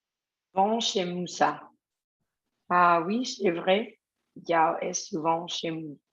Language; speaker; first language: French; non-native, learner; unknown